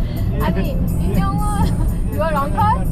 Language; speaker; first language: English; non-native, learner; Korean